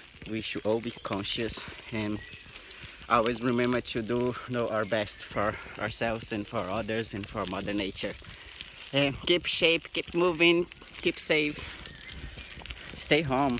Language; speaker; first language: English; non-native, fluent; Portuguese